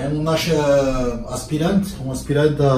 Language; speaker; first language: Russian; non-native, fluent; Portuguese